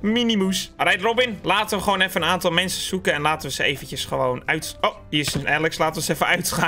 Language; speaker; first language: Dutch; native; Dutch